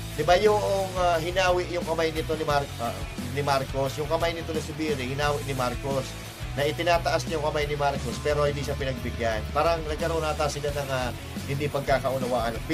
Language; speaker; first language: Filipino; non-native, local second language; Iloko